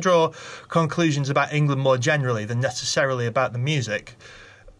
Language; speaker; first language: English; native; English